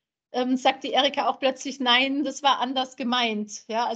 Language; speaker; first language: German; native; German